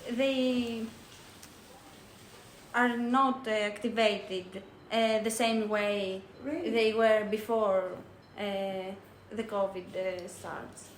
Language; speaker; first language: English; non-native, learner; Greek